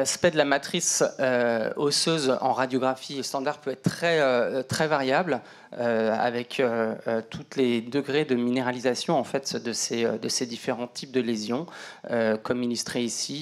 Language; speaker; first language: French; native; French